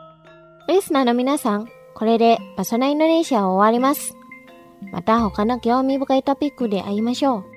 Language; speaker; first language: Japanese; non-native, fluent; Indonesian